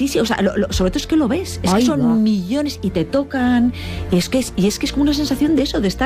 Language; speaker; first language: Spanish; native; Spanish